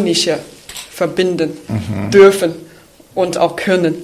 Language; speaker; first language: German; non-native, fluent; Chinese